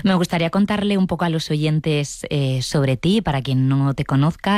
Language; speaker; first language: Spanish; native; Spanish